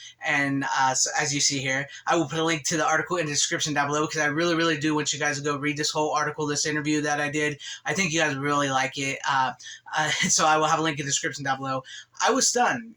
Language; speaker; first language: English; native; English